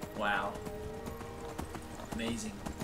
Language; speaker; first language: English; native; English